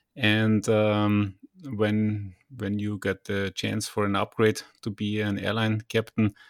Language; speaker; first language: English; non-native, fluent; German